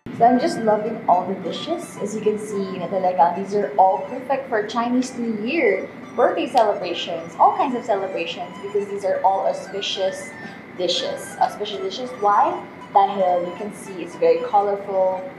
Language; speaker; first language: English; non-native, local second language; Filipino